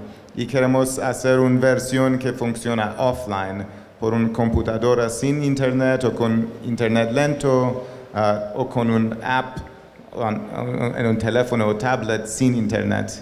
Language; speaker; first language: Spanish; non-native, learner; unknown